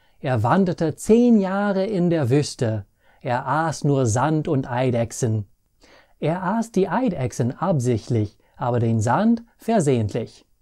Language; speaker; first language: German; non-native, fluent; English